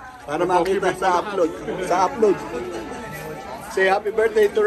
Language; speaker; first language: Filipino; native; Filipino